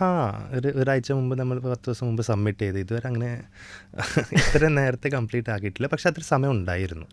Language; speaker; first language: Malayalam; non-native, fluent; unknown